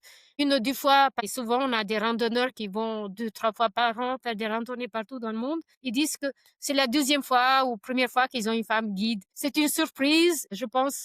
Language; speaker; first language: French; non-native, fluent; Albanian